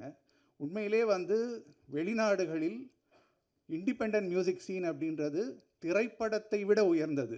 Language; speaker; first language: Tamil; native; Tamil